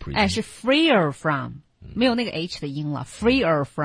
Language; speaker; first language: Chinese; native; Chinese